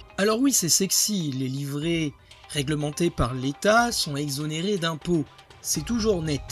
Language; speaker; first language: French; native; French